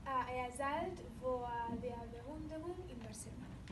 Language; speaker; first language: German; non-native, learner; Catalan